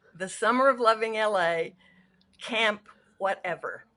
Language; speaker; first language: English; native; English